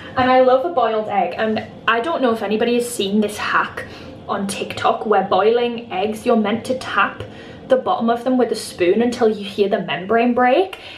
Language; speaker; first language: English; native; English